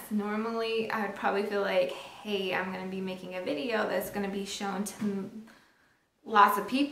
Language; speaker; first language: English; native; English